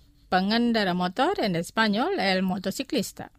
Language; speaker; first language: Spanish; non-native, fluent; Indonesian